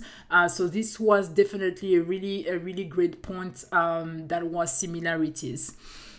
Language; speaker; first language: English; non-native, fluent; French